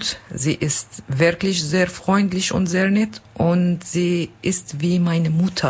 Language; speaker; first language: German; non-native, learner; Kurdish